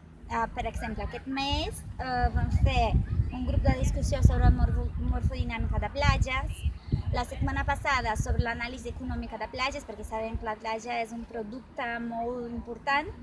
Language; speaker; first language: Catalan; non-native, fluent; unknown